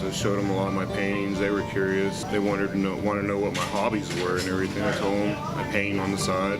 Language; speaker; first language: English; native; English